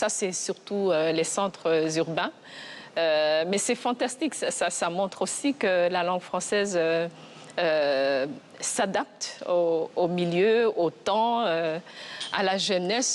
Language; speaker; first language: French; non-native, local second language; Kinyarwanda